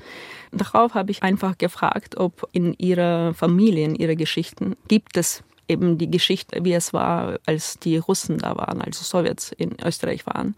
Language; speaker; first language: German; non-native, fluent; Ukrainian